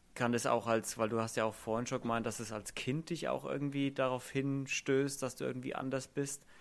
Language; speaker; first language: German; native; German